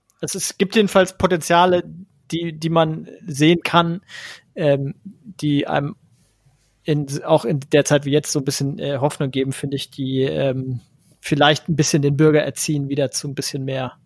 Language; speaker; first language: German; native; German